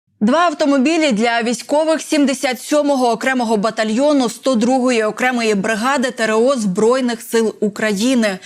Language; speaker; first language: Ukrainian; native; Ukrainian